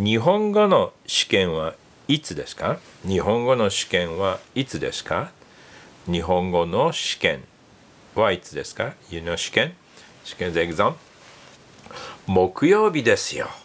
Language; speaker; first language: Japanese; non-native, fluent; English